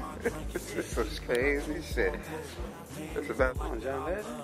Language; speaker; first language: English; native; English